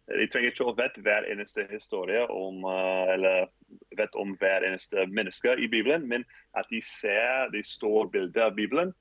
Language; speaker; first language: Norwegian; non-native, fluent; English